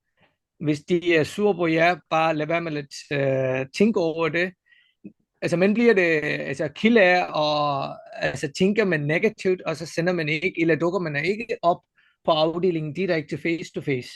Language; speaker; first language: Danish; non-native, fluent; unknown